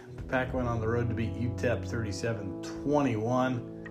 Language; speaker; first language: English; native; English